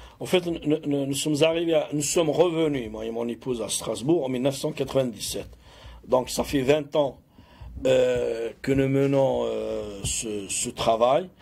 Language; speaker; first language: French; non-native, local second language; Arabic